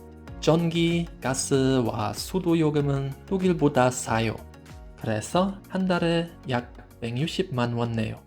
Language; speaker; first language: Korean; non-native, fluent; German